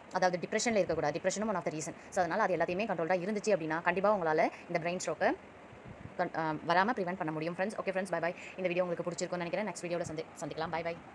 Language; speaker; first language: Tamil; native; Tamil